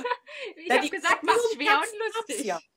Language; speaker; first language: German; native; German